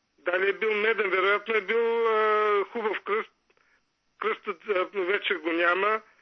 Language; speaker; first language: Bulgarian; native; Bulgarian